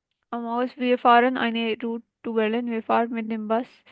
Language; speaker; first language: German; non-native, fluent; Urdu